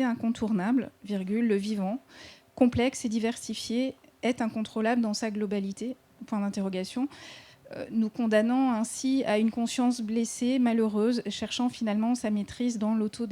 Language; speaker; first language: French; native; French